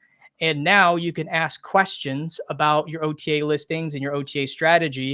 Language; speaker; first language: English; native; English